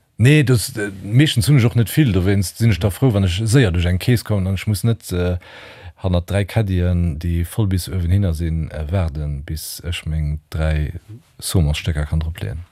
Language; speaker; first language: Luxembourgish; native; Luxembourgish